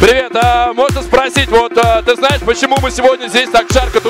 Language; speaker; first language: Russian; native; Russian